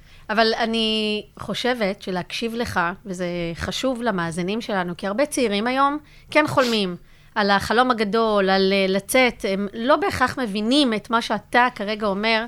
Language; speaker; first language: Hebrew; native; Hebrew